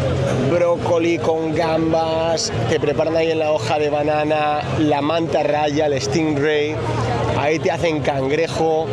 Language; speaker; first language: Spanish; native; Spanish